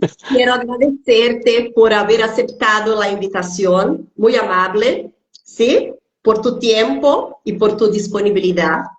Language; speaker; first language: Spanish; non-native, fluent; Portuguese